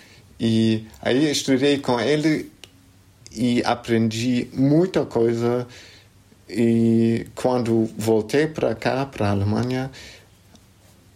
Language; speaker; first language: Portuguese; non-native, fluent; German